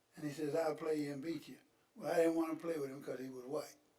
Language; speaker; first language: English; native; English